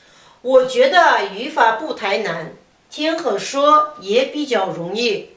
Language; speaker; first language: Chinese; non-native, fluent; Kazakh